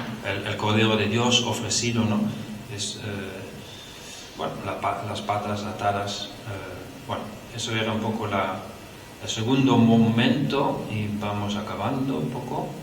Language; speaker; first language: Spanish; non-native, fluent; Dutch